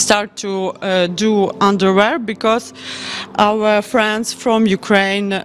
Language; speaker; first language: English; non-native, learner; Ukrainian